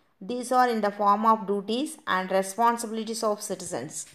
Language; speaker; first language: English; non-native, local second language; Tamil